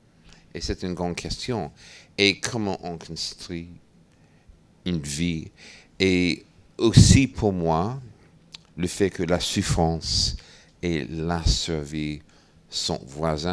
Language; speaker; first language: French; non-native, fluent; English